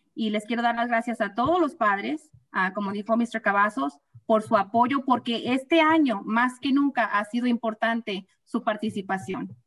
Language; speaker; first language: Spanish; early bilingual, heritage; Spanish